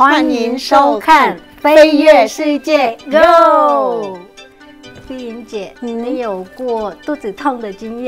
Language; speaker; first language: Chinese; non-native, local second language; Vietnamese